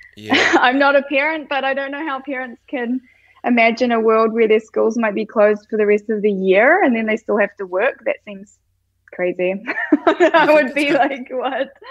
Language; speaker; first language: English; native; English